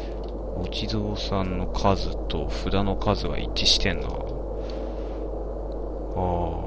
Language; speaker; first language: Japanese; native; Japanese